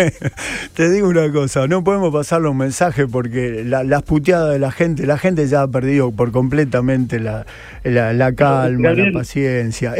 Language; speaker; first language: Spanish; native; Spanish